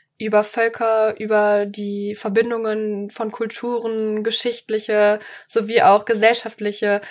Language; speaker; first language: German; native; German